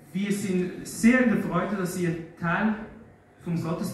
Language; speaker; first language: German; non-native, fluent; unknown